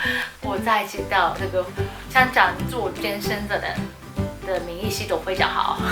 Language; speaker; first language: Chinese; non-native, fluent; Japanese